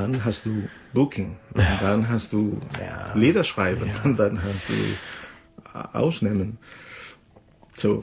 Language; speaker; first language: German; non-native, fluent; Spanish